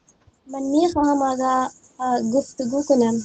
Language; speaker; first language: Persian; non-native, learner; Urdu